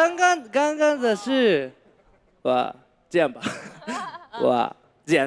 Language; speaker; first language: Chinese; non-native, learner; Japanese